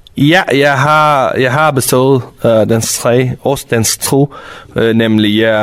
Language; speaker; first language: Danish; non-native, learner; Urdu